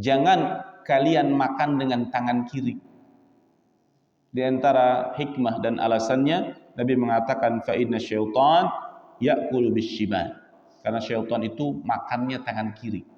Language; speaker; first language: Indonesian; native; Indonesian